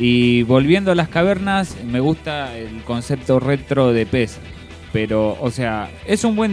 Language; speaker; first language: Spanish; native; Spanish